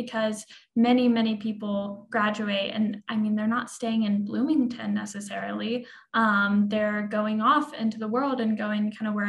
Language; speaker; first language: English; native; English